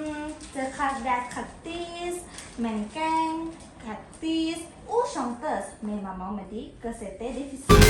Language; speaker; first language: French; non-native, learner; Thai